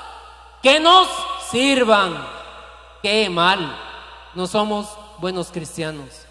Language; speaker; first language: Spanish; native; Spanish